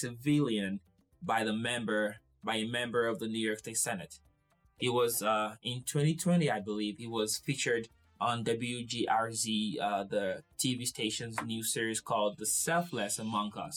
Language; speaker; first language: English; non-native, local second language; Yoruba